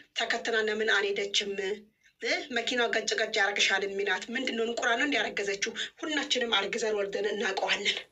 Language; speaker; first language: Amharic; native; Amharic